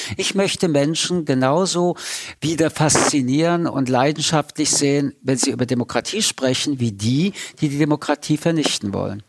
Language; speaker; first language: German; early bilingual, other home language; French